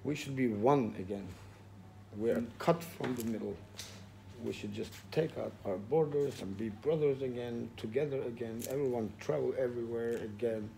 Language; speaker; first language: English; non-native, fluent; Turkish